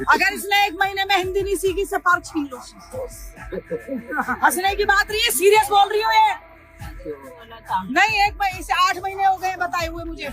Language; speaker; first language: Hindi; native; Hindi